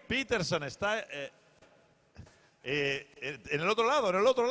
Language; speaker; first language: Spanish; native; Spanish